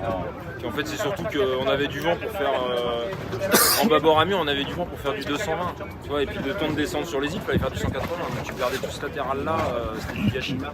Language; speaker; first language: French; native; French